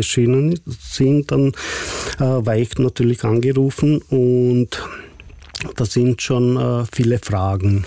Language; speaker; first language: German; non-native, fluent; Hungarian